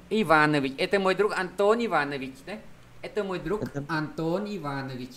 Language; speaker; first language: Russian; non-native, fluent; Vietnamese